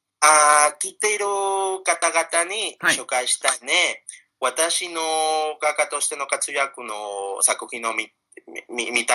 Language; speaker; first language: Japanese; non-native, fluent; Spanish